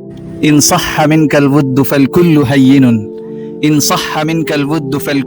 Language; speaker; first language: Arabic; non-native, fluent; Urdu